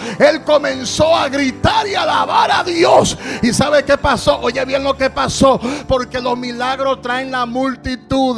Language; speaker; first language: Spanish; native; Spanish